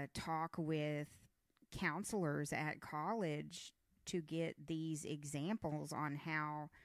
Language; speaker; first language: English; native; English